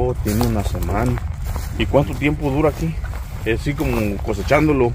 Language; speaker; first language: Spanish; native; Spanish